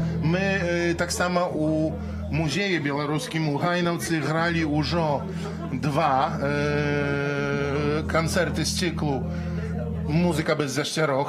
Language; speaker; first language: Polish; non-native, learner; Belarusian